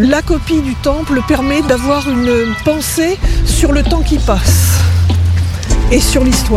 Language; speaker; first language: French; native; French